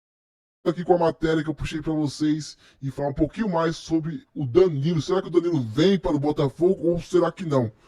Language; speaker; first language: Portuguese; native; Portuguese